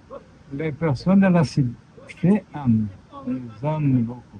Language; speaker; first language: French; non-native, learner; Portuguese